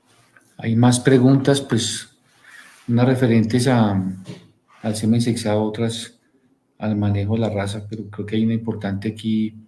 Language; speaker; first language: Spanish; native; Spanish